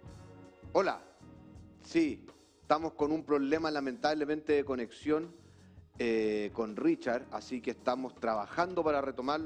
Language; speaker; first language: Spanish; native; Spanish